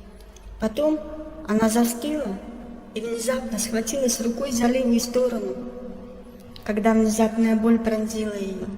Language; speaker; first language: Russian; native; Russian